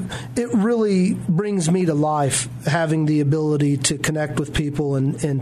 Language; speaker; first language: English; native; English